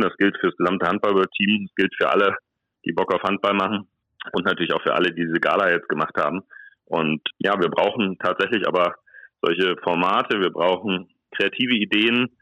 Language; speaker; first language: German; native; German